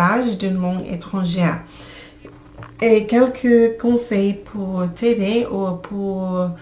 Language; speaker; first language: French; non-native, learner; English